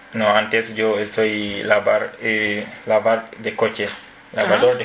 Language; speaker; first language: Spanish; non-native, learner; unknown